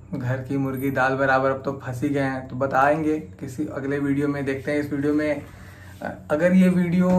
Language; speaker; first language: Hindi; native; Hindi